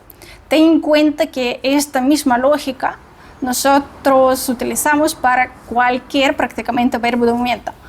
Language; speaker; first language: Spanish; non-native, fluent; Russian